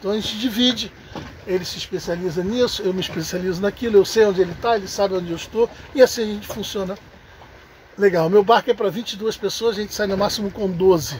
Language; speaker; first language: Portuguese; native; Portuguese